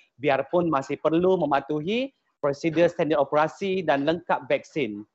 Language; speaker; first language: Malay; native; Malay